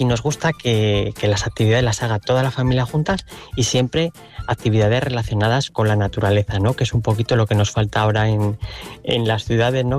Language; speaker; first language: Spanish; native; Spanish